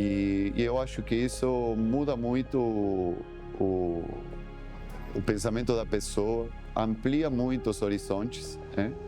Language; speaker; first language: Portuguese; non-native, fluent; Spanish